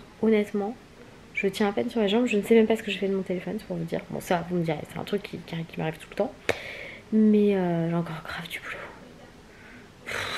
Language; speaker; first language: French; native; French